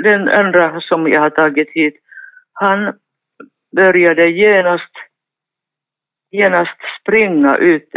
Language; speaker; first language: Swedish; non-native, fluent; Finnish